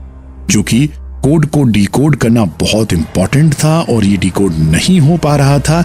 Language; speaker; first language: Hindi; native; Hindi